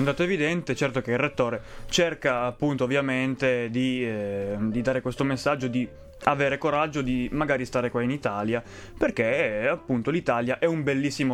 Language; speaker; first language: Italian; native; Italian